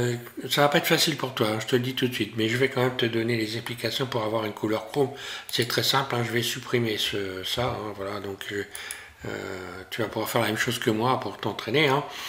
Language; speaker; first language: French; native; French